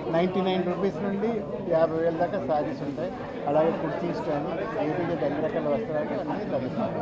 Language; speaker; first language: Telugu; native; Telugu